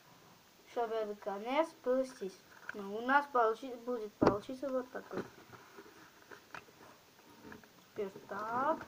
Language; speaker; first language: Russian; non-native, local second language; Armenian